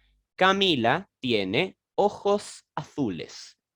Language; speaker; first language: Spanish; non-native, learner; French